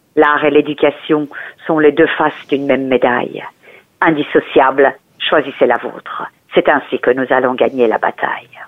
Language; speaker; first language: French; early bilingual, other home language; Persian